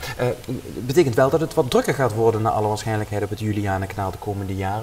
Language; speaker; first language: Dutch; native; Dutch